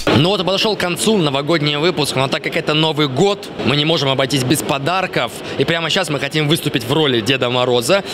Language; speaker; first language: Russian; native; Russian